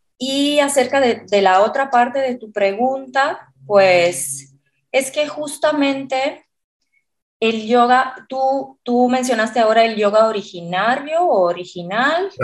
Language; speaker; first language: Spanish; non-native, fluent; Italian